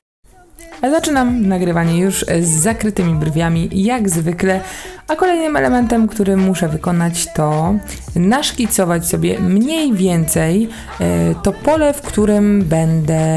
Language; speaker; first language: Polish; native; Polish